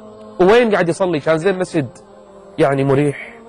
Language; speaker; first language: Arabic; native; Arabic